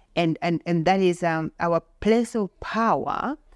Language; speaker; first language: English; non-native, local second language; Luo (Kenya and Tanzania)